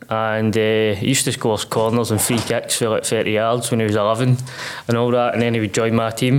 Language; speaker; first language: English; native; English